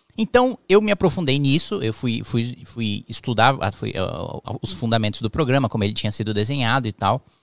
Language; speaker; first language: Portuguese; native; Portuguese